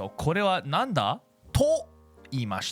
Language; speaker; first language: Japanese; non-native, fluent; English